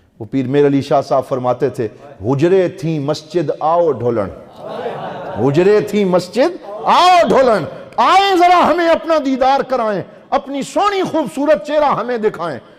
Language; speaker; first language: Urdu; non-native, local second language; Punjabi